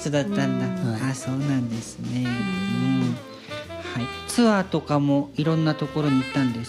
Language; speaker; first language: Japanese; native; Japanese